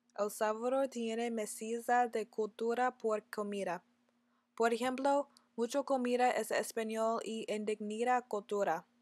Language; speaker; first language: Spanish; non-native, learner; English